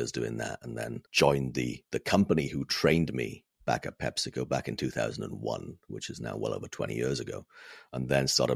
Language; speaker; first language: English; non-native, local second language; Welsh